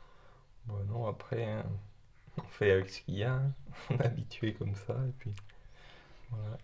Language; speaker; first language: French; native; French